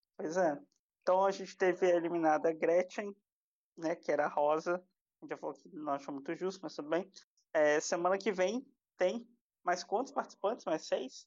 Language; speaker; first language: Portuguese; native; Portuguese